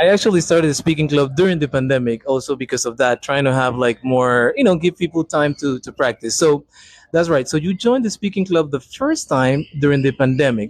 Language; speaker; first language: English; non-native, fluent; Spanish